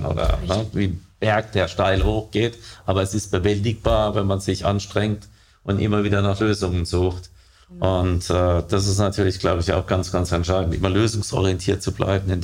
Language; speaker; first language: German; native; German